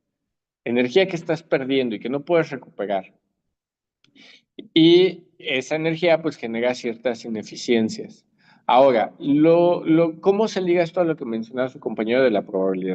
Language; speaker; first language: Spanish; native; Spanish